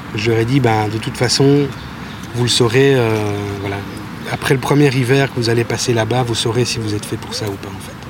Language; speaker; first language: French; native; French